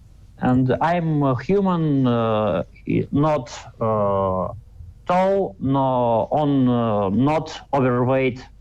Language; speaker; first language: English; non-native, learner; Russian